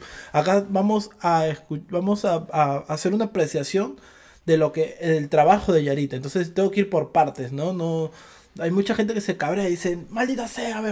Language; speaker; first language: Spanish; native; Spanish